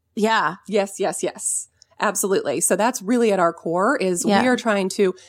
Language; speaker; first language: English; native; English